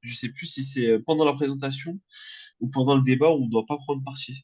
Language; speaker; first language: French; native; French